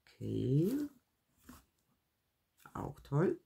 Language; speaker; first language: German; native; German